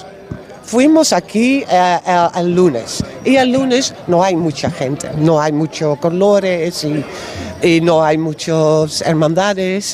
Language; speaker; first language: Spanish; non-native, learner; Dutch